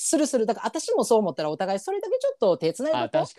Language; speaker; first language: Japanese; native; Japanese